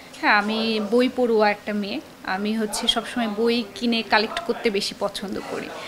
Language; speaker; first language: Bangla; native; Bangla